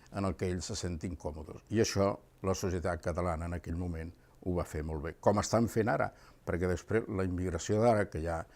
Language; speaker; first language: Catalan; early bilingual, other home language; Spanish